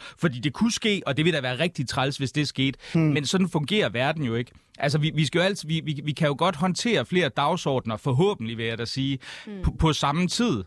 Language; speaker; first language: Danish; native; Danish